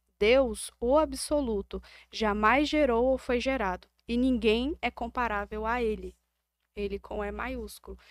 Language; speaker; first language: Portuguese; native; Portuguese